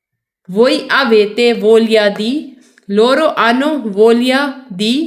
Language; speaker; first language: Italian; non-native, fluent; Urdu